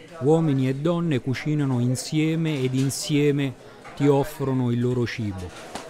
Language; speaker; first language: Italian; native; Italian